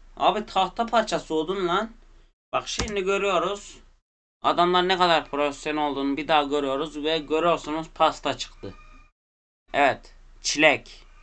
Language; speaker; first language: Turkish; native; Turkish